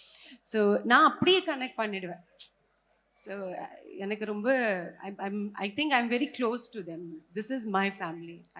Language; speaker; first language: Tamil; non-native, fluent; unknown